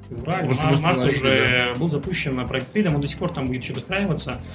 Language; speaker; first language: Russian; native; Russian